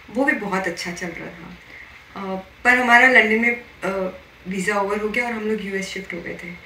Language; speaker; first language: Hindi; non-native, local second language; Marathi